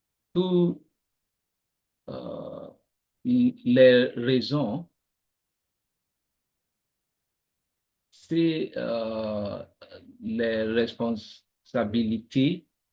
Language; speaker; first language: French; non-native, learner; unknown